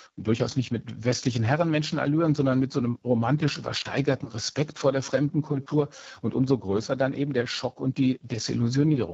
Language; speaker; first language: German; native; German